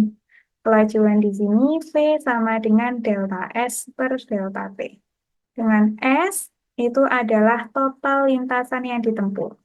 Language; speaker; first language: Indonesian; native; Indonesian